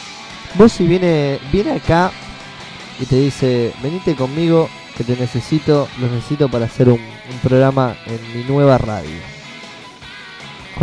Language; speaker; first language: Spanish; native; Spanish